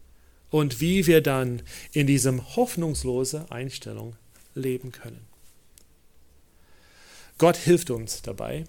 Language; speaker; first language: German; non-native, fluent; English